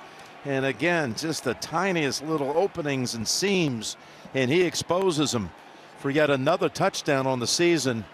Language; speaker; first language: English; native; English